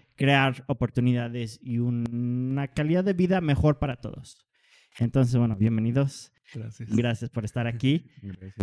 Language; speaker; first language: Spanish; non-native, fluent; Danish